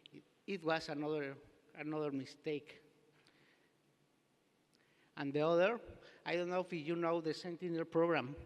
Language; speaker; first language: English; non-native, learner; Spanish